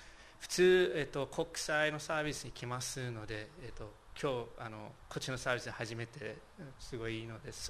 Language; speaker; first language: Japanese; non-native, fluent; English